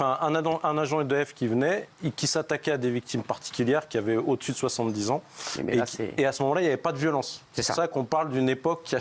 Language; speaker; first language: French; native; French